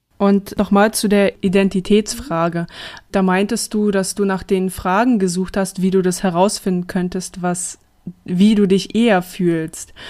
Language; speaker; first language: German; early bilingual, other home language; Russian